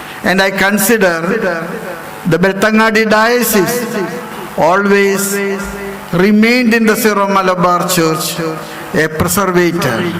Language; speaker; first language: English; non-native, local second language; Malayalam